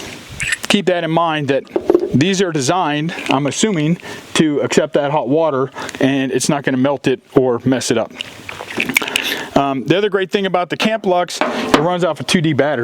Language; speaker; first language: English; native; English